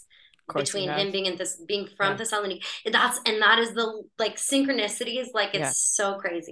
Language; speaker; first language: English; native; English